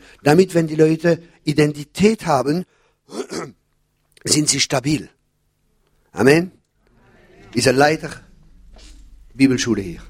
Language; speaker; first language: German; non-native, fluent; French